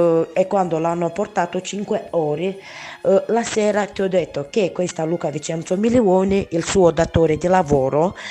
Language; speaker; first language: Italian; non-native, learner; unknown